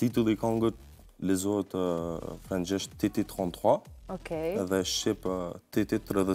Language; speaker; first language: Albanian; early bilingual, heritage; Albanian